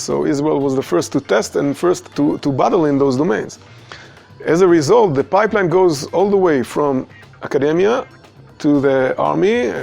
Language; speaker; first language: English; non-native, fluent; Hebrew